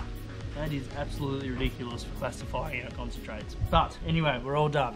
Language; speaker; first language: English; native; English